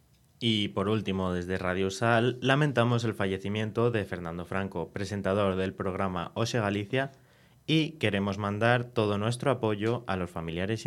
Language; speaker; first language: Spanish; native; Spanish